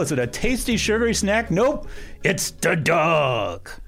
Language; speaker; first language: English; native; English